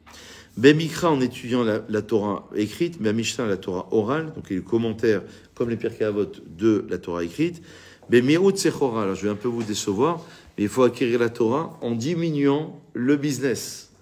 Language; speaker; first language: French; native; French